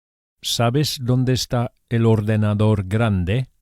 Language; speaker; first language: Spanish; non-native, fluent; English